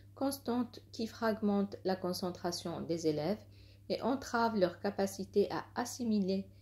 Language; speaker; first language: French; non-native, local second language; Arabic